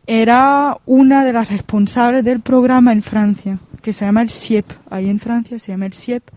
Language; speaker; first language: Spanish; non-native, fluent; French